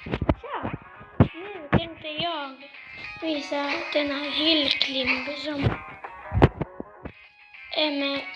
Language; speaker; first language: Swedish; native; Swedish